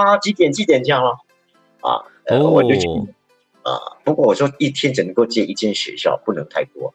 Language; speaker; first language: Chinese; native; Chinese